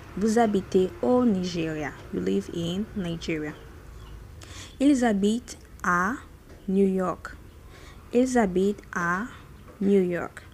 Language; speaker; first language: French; non-native, fluent; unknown